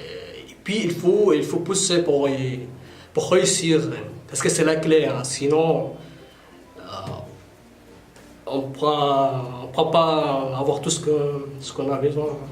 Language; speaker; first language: French; non-native, learner; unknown